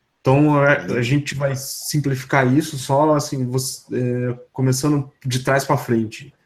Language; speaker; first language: Portuguese; native; Portuguese